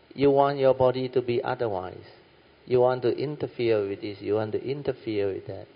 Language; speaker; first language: English; non-native, local second language; Min Nan Chinese